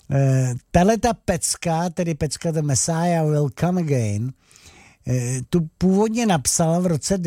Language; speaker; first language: Czech; native; Czech